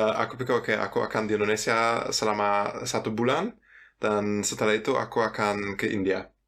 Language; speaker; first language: Indonesian; non-native, fluent; German